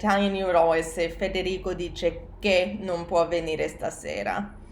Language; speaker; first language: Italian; non-native, fluent; English